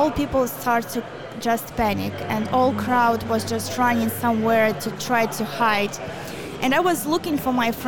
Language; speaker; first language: English; non-native, fluent; Ukrainian